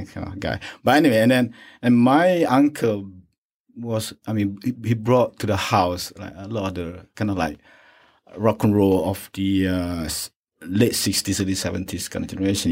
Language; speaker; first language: English; non-native, local second language; Malay